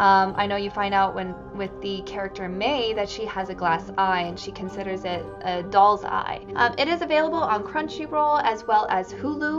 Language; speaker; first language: English; native; English